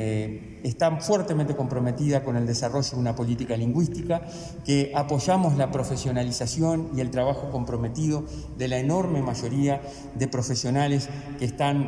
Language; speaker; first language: Spanish; native; Spanish